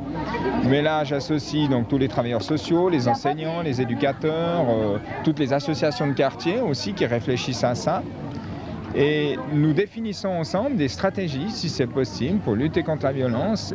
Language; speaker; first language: French; native; French